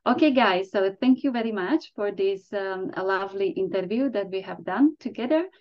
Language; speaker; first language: English; non-native, fluent; Slovak